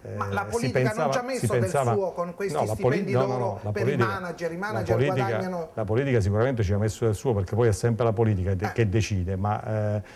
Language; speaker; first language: Italian; native; Italian